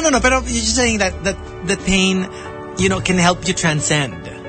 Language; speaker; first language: English; non-native, local second language; Filipino